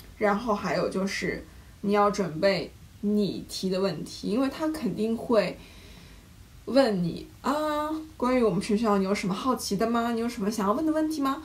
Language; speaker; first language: Chinese; native; Chinese